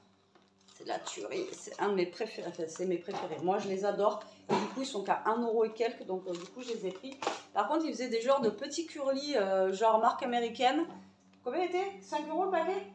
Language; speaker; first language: French; native; French